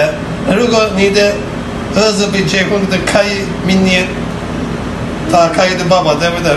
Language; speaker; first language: Chinese; non-native, learner; Turkish